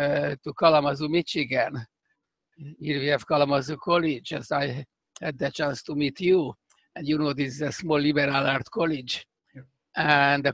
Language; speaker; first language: English; non-native, fluent; Hungarian